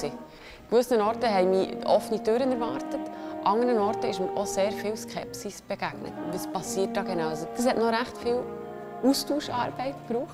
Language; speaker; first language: German; native; German